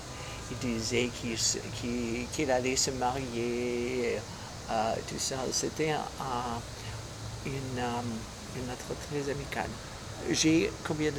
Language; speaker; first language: French; non-native, fluent; English